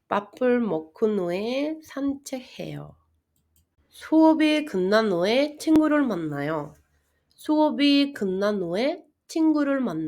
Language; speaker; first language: Korean; non-native, fluent; Spanish